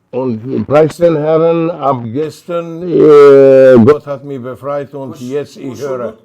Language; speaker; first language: German; non-native, learner; Albanian